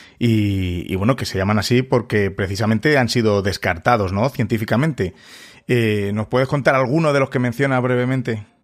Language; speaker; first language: Spanish; native; Spanish